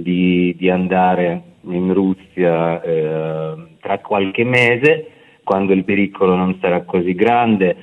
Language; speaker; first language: Italian; non-native, fluent; Russian